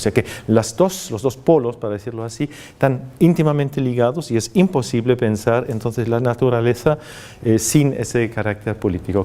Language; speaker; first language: Spanish; non-native, fluent; German